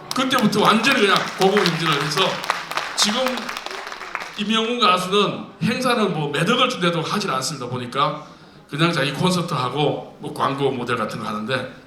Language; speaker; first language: Korean; native; Korean